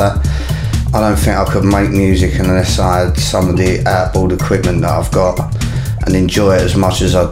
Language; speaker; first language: English; native; English